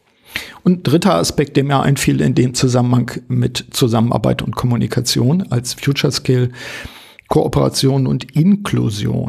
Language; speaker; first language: German; native; German